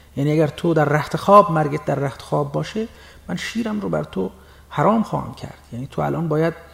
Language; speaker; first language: Persian; non-native, local second language; Baluchi